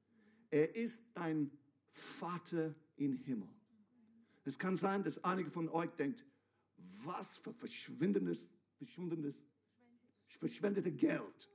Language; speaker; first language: German; non-native, fluent; English